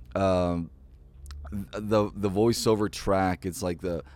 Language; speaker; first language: English; native; English